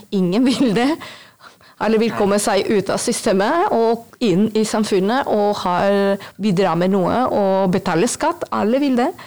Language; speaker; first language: Norwegian; non-native, fluent; Spanish